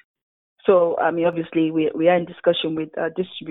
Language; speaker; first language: English; non-native, local second language; Yoruba